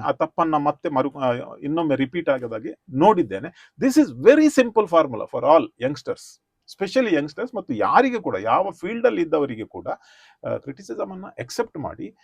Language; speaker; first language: Kannada; non-native, local second language; Konkani